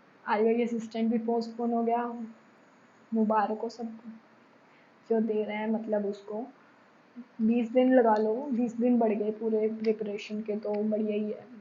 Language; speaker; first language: Hindi; native; Hindi